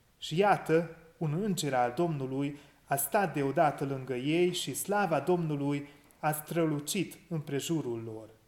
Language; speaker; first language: Romanian; non-native, local second language; Hungarian